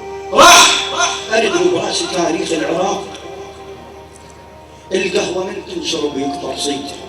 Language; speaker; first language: Arabic; native; Arabic